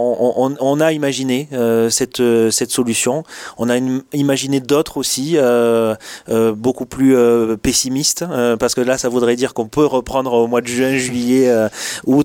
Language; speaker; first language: French; native; French